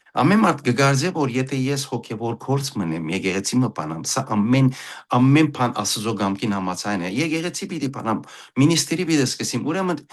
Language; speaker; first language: Armenian; early bilingual, heritage; Armenian